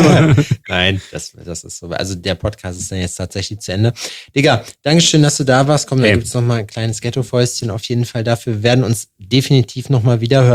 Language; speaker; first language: German; native; German